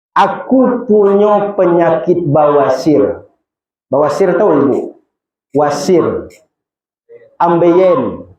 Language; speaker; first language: Malay; non-native, local second language; Minangkabau